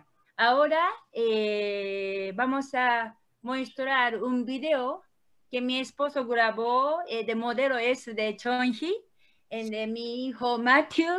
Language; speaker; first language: Spanish; non-native, learner; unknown